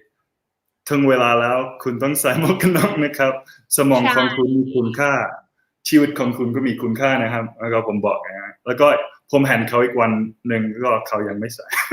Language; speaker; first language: Thai; non-native, fluent; English